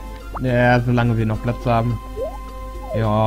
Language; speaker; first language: German; native; German